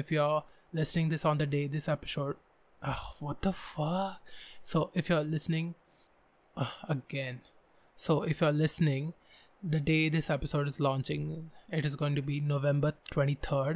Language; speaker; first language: English; non-native, local second language; Marathi